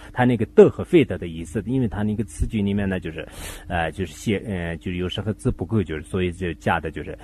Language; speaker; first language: Chinese; native; Chinese